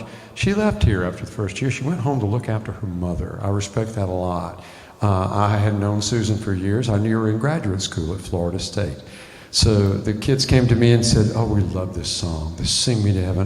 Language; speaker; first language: English; native; English